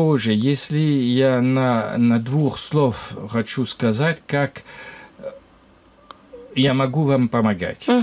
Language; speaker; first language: Russian; non-native, learner; French